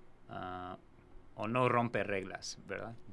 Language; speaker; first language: Spanish; non-native, fluent; English